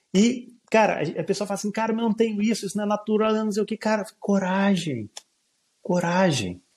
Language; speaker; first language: Portuguese; native; Portuguese